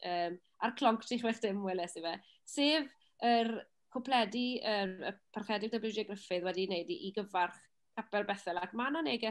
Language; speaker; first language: Welsh; native; Welsh